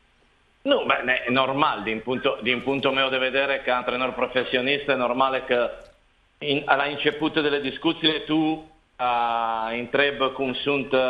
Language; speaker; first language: Romanian; non-native, learner; Italian